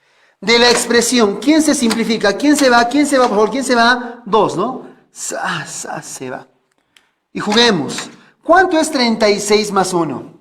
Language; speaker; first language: Spanish; native; Spanish